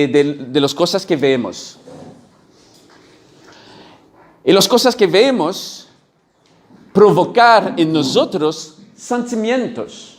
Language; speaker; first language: Spanish; non-native, learner; French